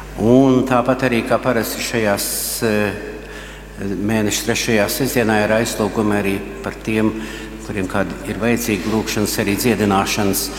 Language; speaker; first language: Latvian; native; Latvian